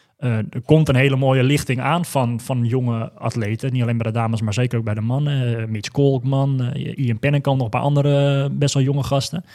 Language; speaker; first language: Dutch; native; Dutch